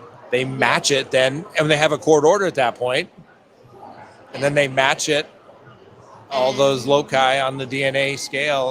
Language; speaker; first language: English; native; English